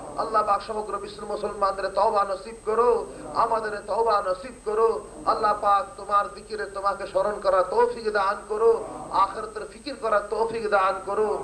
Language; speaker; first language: Bangla; non-native, fluent; Urdu